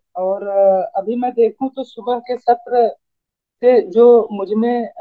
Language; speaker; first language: Hindi; native; Hindi